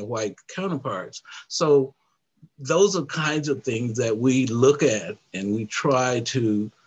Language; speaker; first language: English; native; English